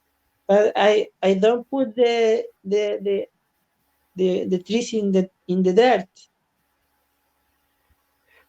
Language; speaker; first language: English; non-native, learner; Spanish